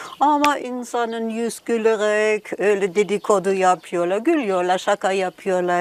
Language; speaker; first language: Turkish; non-native, learner; German